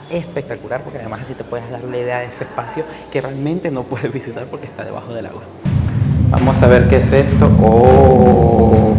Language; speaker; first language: Spanish; native; Spanish